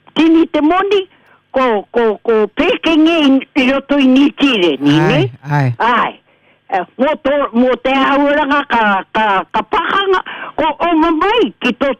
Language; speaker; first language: Māori; native; Māori